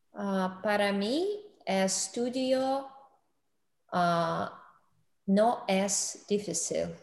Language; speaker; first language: Spanish; non-native, learner; English